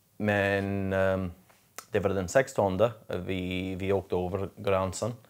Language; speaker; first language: Swedish; non-native, learner; English